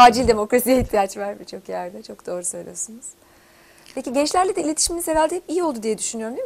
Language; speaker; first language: Turkish; native; Turkish